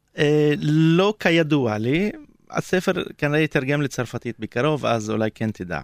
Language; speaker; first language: Hebrew; non-native, local second language; Arabic